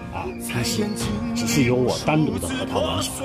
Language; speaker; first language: Chinese; native; Chinese